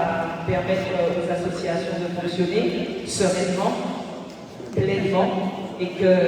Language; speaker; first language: French; native; French